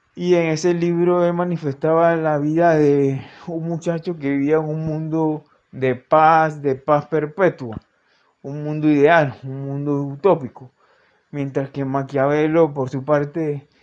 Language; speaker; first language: Spanish; native; Spanish